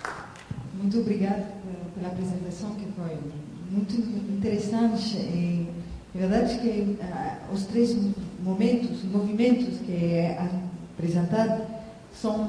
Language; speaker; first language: Portuguese; non-native, fluent; French